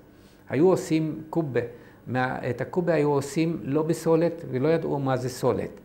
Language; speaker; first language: Hebrew; non-native, fluent; Arabic